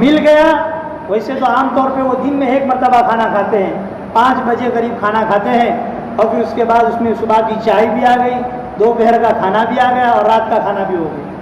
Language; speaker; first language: Urdu; non-native, local second language; Gujarati